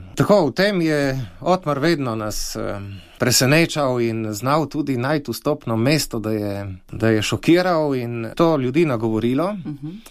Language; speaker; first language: Slovenian; native; Slovenian